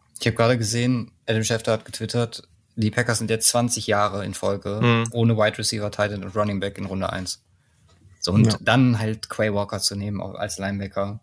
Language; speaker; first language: German; native; German